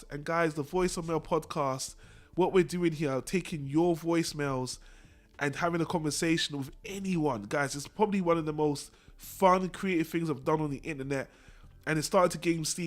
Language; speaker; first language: English; native; English